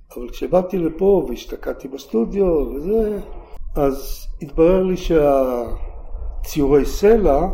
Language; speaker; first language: Hebrew; native; Hebrew